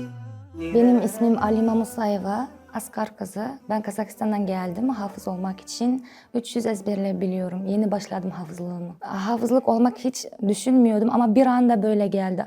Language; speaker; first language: Turkish; non-native, learner; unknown